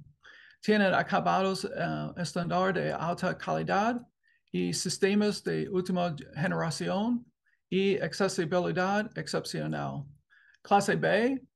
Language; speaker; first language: Spanish; non-native, learner; English